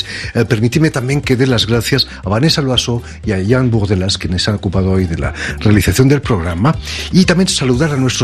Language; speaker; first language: Spanish; native; Spanish